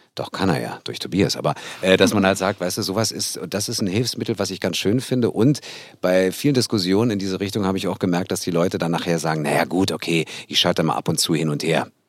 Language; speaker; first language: German; native; German